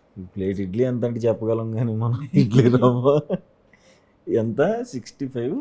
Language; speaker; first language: Telugu; native; Telugu